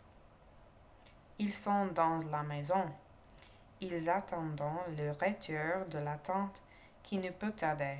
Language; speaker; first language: French; non-native, learner; English